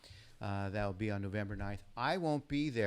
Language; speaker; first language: English; native; English